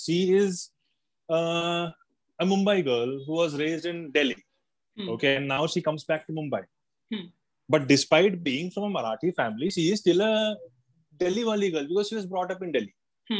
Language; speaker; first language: English; non-native, local second language; Malayalam